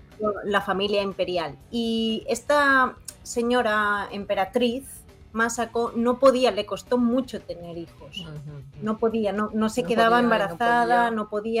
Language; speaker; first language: Spanish; native; Spanish